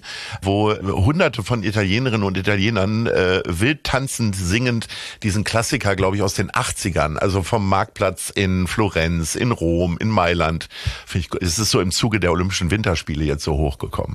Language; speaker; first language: German; native; German